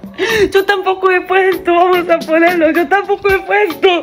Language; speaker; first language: Spanish; non-native, fluent; Korean